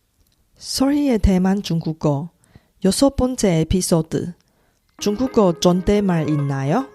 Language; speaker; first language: Korean; non-native, fluent; Chinese